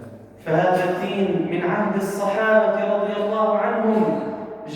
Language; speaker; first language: Arabic; native; Arabic